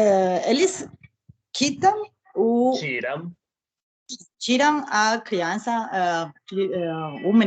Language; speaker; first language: Portuguese; non-native, learner; Spanish